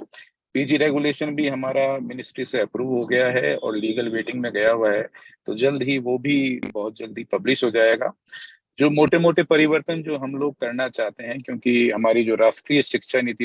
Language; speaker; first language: Hindi; native; Hindi